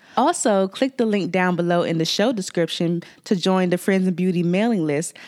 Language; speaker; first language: English; native; English